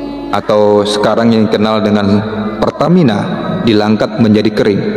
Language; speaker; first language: Indonesian; native; Indonesian